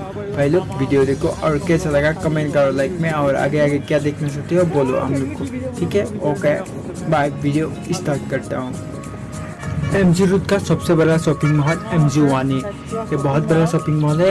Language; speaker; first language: Hindi; non-native, local second language; Assamese